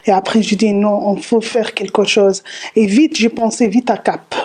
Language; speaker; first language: French; non-native, learner; Arabic